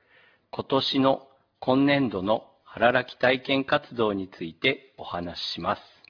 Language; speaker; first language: Japanese; native; Japanese